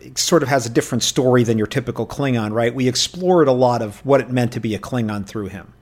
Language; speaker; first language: English; native; English